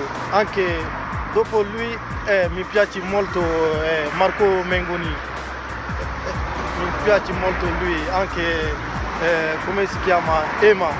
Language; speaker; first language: Italian; non-native, learner; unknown